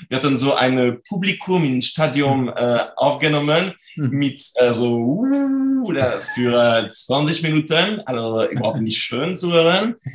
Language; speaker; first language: German; non-native, fluent; French